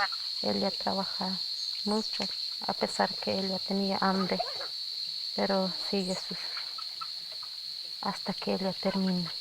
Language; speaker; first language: Spanish; non-native, local second language; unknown